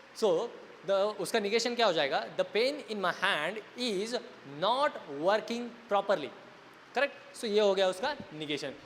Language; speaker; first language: Hindi; non-native, local second language; Marathi